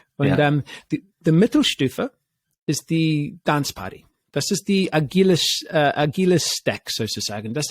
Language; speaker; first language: German; non-native, fluent; English